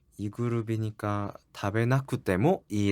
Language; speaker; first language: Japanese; non-native, learner; Korean